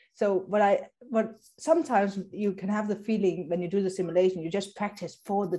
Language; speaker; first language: English; non-native, local second language; Danish